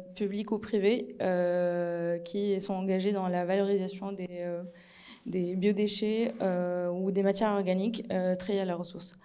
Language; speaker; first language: French; non-native, local second language; Arabic